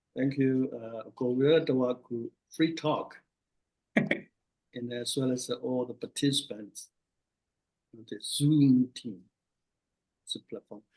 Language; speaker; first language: English; non-native, fluent; Burmese